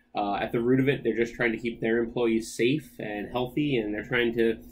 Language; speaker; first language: English; native; English